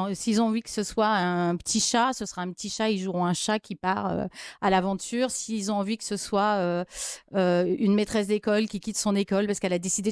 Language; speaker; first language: French; native; French